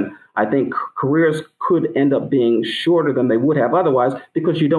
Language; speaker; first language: English; native; English